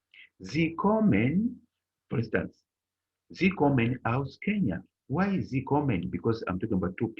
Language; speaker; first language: German; non-native, learner; Bemba